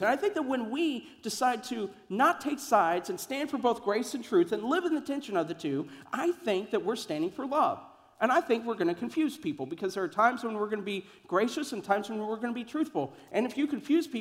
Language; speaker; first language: English; native; English